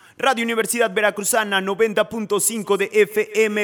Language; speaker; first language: Spanish; native; Spanish